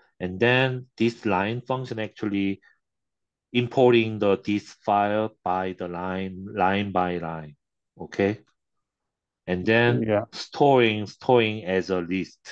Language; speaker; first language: English; non-native, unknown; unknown